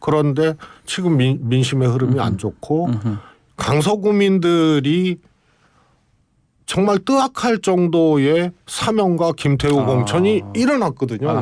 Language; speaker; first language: Korean; native; Korean